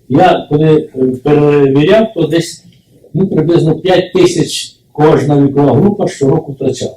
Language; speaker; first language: Ukrainian; native; Ukrainian